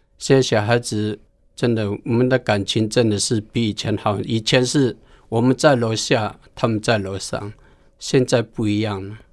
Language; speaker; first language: Chinese; non-native, local second language; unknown